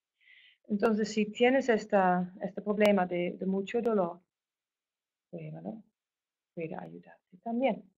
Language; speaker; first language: Spanish; non-native, fluent; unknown